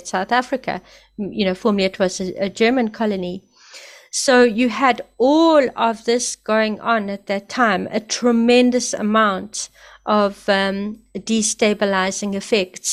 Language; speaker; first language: English; native; English